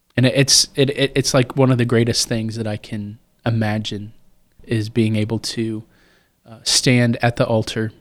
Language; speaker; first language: English; native; English